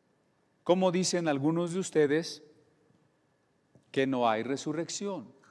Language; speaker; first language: Spanish; native; Spanish